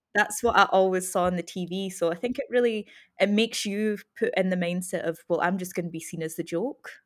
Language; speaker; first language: English; native; English